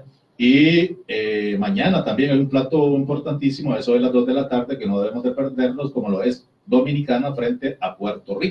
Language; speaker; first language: Spanish; native; Spanish